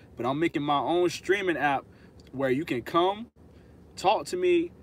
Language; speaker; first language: English; native; English